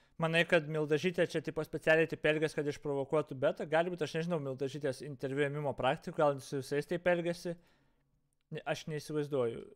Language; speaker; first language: Lithuanian; native; Lithuanian